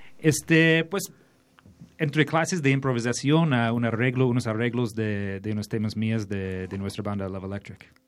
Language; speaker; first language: Spanish; non-native, fluent; English